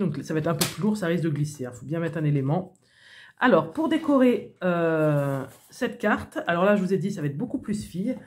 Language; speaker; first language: French; native; French